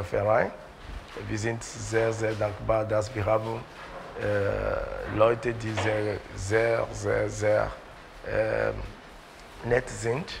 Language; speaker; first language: German; non-native, learner; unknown